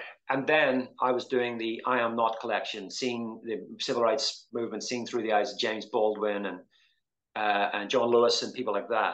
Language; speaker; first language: English; native; English